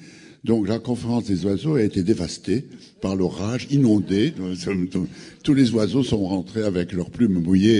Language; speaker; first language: French; native; French